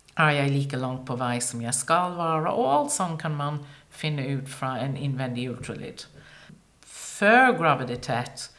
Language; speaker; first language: Norwegian; non-native, fluent; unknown